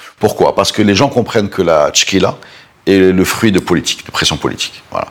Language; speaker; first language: French; non-native, local second language; Arabic